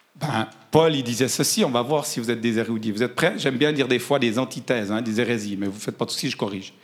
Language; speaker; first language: French; native; French